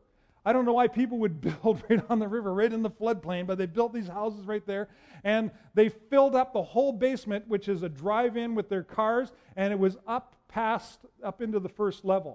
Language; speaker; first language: English; native; English